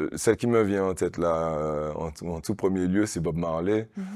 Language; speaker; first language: French; native; French